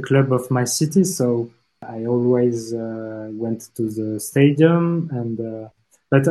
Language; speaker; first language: English; non-native, fluent; French